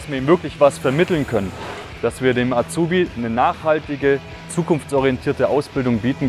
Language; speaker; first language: German; native; German